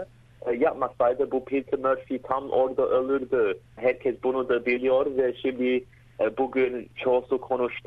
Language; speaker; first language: Turkish; early bilingual, heritage; Turkish